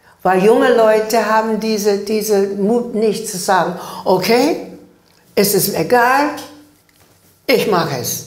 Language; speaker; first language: German; non-native, learner; English